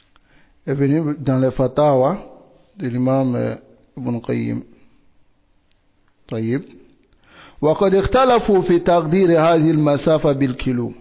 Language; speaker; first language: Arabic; non-native, fluent; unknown